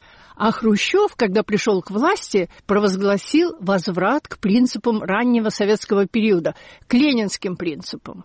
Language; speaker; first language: Russian; native; Russian